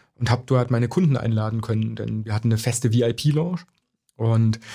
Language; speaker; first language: German; native; German